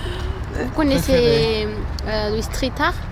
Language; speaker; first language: French; non-native, learner; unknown